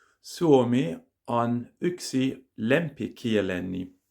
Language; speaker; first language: Finnish; non-native, learner; German